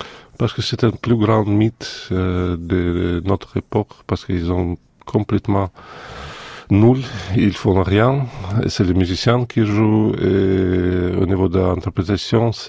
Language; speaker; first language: French; non-native, fluent; Russian